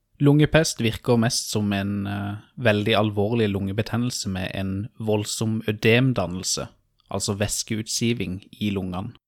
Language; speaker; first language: Norwegian; native; Norwegian